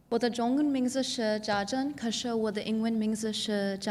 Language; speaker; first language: Chinese; non-native, learner; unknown